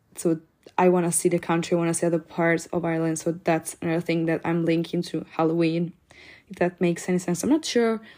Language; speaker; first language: English; non-native, fluent; Italian